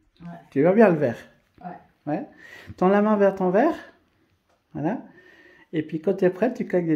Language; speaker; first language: French; native; French